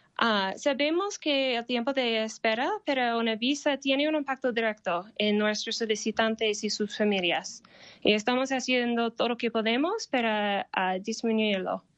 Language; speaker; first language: Spanish; non-native, learner; English